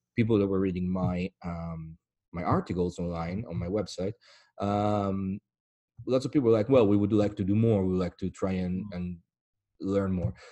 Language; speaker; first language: English; non-native, fluent; Italian